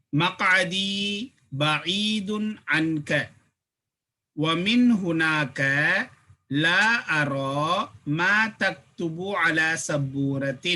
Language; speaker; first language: Arabic; non-native, fluent; Tamil